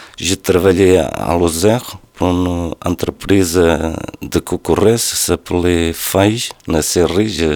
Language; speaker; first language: French; non-native, learner; Portuguese